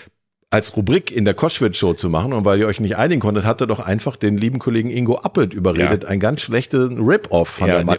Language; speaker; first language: German; native; German